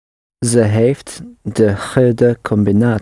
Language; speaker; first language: Dutch; non-native, learner; English